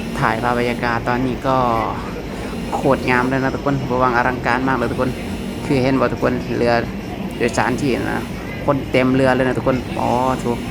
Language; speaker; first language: Thai; non-native, local second language; Lao